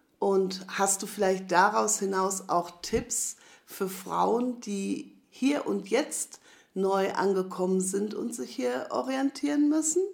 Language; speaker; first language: German; native; German